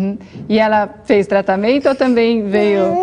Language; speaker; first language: Portuguese; native; Portuguese